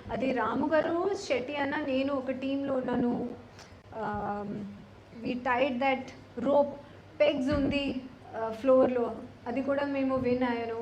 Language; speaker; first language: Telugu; non-native, learner; Hindi